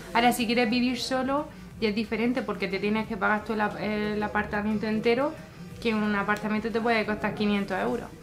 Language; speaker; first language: Spanish; native; Spanish